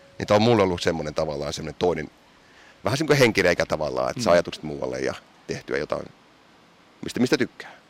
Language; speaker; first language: Finnish; early bilingual, heritage; Finnish